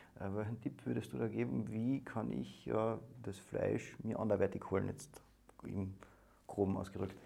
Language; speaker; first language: German; native; German